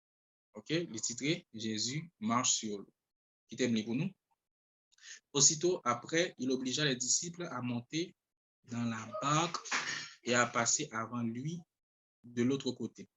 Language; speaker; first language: French; non-native, local second language; Haitian Creole